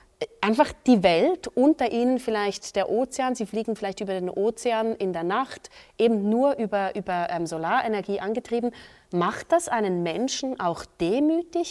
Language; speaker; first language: German; native; German